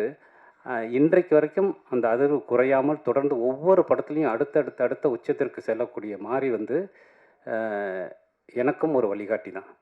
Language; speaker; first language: Tamil; native; Tamil